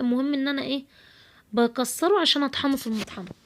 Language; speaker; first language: Arabic; native; Arabic